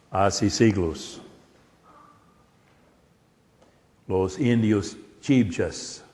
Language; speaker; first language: Spanish; non-native, fluent; English